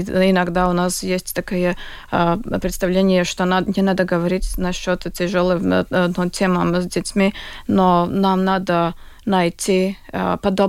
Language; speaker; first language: Russian; non-native, local second language; Latvian